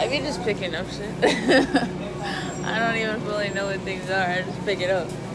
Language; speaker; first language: English; native; English